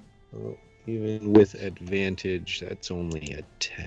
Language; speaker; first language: English; native; English